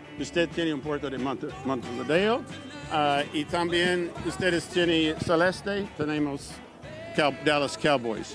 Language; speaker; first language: Spanish; non-native, learner; English